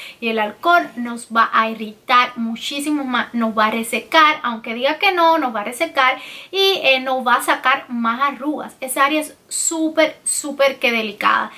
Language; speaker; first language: Spanish; native; Spanish